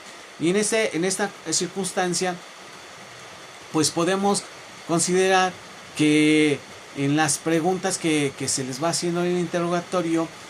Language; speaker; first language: Spanish; native; Spanish